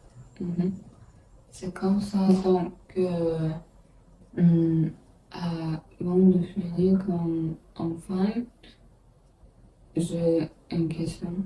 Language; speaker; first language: French; non-native, learner; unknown